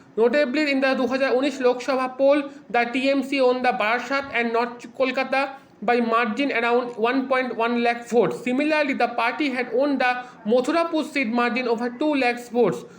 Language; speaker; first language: English; non-native, local second language; Bangla